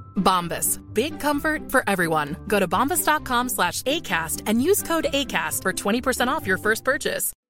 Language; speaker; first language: English; native; English